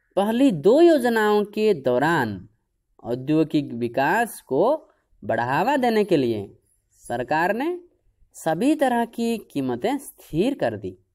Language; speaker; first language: Hindi; non-native, local second language; Odia